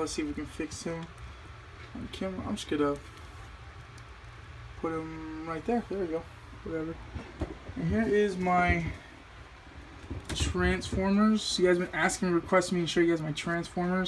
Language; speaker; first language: English; native; English